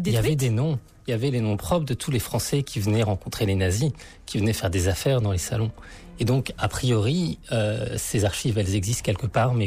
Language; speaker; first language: French; native; French